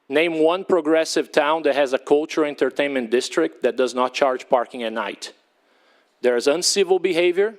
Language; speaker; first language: English; non-native, fluent; Portuguese